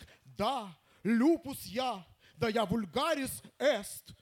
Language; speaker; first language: Russian; native; Russian